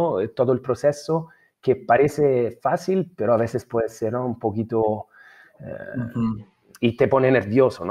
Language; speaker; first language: Spanish; non-native, fluent; Italian